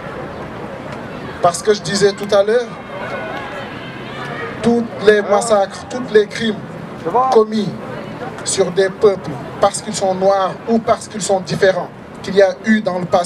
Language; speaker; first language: French; non-native, local second language; Wolof